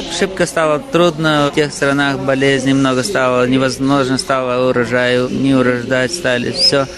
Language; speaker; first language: Russian; early bilingual, heritage; Russian